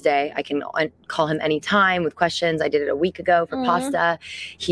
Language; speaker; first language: English; early bilingual, other home language; French